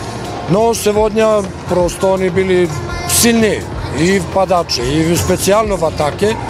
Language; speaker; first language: Russian; non-native, fluent; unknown